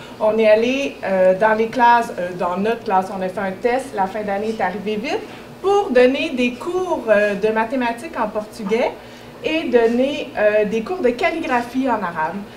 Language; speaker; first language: French; native; French